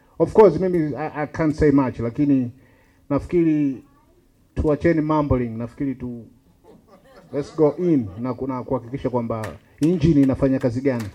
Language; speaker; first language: Swahili; native; Swahili